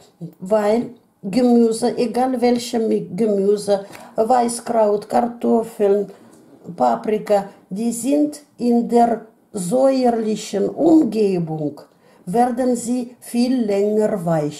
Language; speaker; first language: German; non-native, fluent; Russian